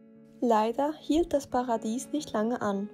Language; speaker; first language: German; native; German